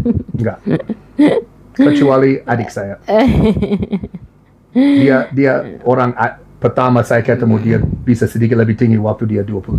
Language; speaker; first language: Indonesian; non-native, learner; English